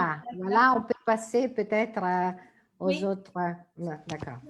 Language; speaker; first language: French; non-native, fluent; Italian